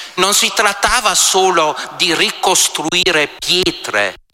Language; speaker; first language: Italian; non-native, local second language; German